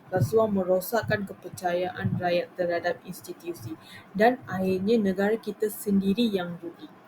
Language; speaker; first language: Malay; non-native, local second language; Tamil